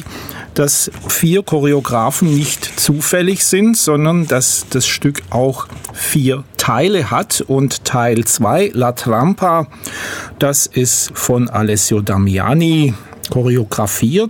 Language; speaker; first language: German; native; German